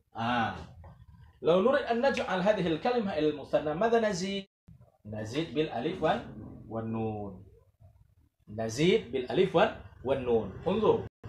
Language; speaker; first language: Arabic; non-native, fluent; Indonesian